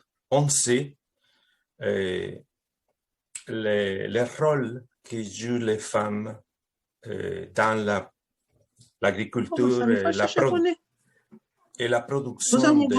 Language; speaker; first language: French; non-native, fluent; Spanish